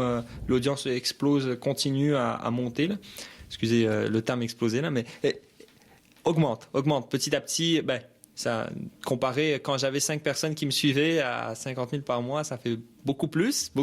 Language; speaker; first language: French; early bilingual, other home language; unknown